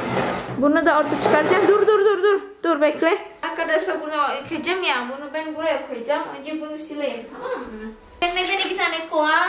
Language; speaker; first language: Turkish; non-native, learner; Indonesian